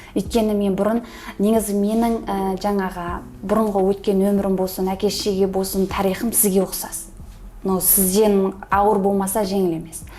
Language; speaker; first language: Kazakh; early bilingual, heritage; Kazakh